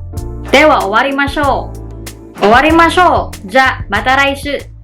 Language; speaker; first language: Japanese; non-native, learner; Filipino